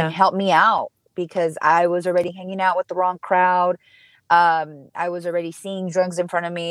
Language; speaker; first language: English; early bilingual, other home language; Spanish